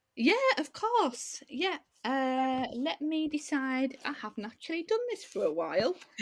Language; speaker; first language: English; native; English